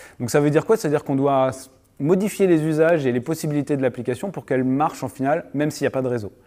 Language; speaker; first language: French; native; French